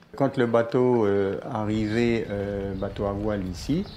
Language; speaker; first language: French; native; French